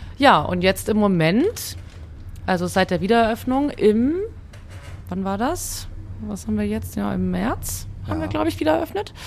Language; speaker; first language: German; early bilingual, other home language; Hungarian